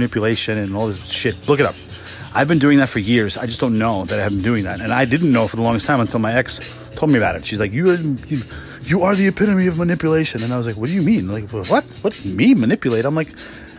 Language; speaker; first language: English; native; English